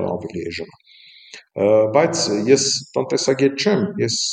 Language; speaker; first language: Armenian; native; Armenian